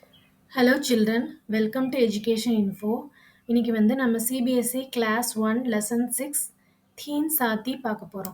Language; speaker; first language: Tamil; native; Tamil